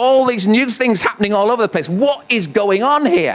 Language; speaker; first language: English; native; English